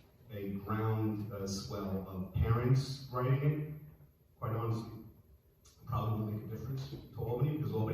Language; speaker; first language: English; native; English